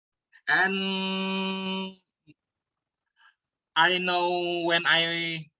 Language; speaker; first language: English; non-native, learner; Indonesian